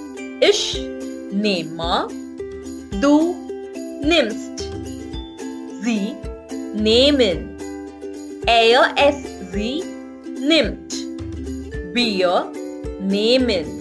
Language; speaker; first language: German; non-native, fluent; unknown